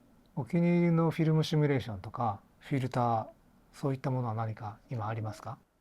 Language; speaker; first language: Japanese; native; Japanese